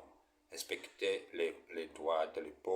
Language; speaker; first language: French; non-native, learner; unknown